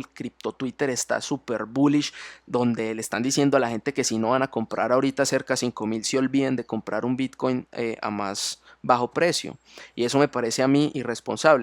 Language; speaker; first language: Spanish; native; Spanish